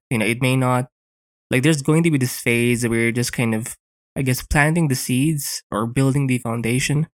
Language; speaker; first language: English; non-native, local second language; Filipino